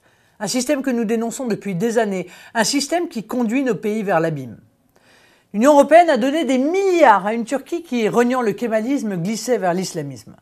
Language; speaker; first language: French; native; French